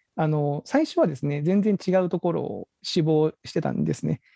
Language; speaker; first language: Japanese; native; Japanese